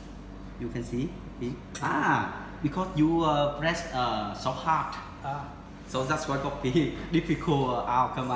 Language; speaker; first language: English; non-native, learner; Vietnamese